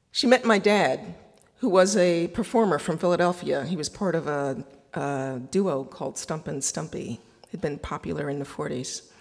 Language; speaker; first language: English; native; English